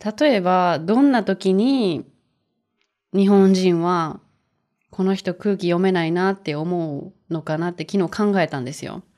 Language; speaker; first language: Japanese; native; Japanese